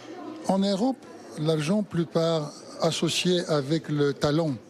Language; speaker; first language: French; non-native, fluent; Russian